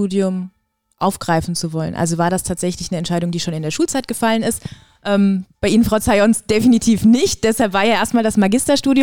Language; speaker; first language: German; native; German